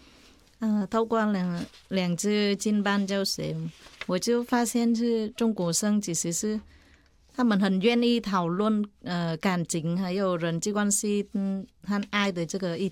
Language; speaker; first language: Chinese; non-native, fluent; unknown